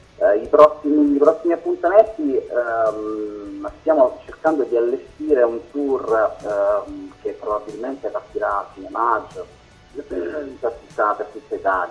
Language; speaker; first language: Italian; native; Italian